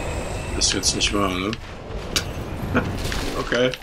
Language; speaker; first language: German; native; German